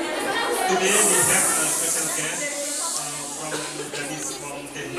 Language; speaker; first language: English; non-native, learner; Indonesian